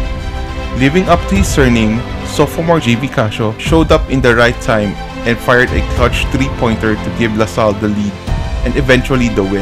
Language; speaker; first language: English; non-native, local second language; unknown